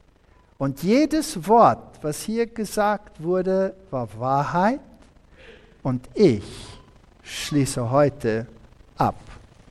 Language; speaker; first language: German; early bilingual, heritage; German